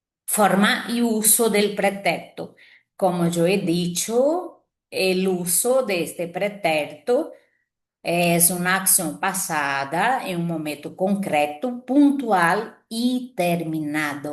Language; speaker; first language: Spanish; non-native, fluent; Portuguese